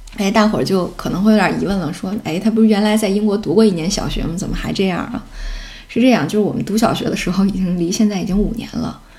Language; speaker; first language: Chinese; native; Chinese